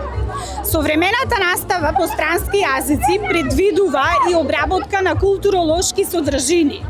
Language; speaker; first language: Macedonian; native; Macedonian